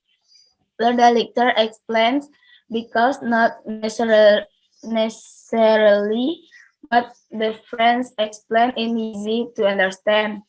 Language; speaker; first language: English; non-native, learner; Indonesian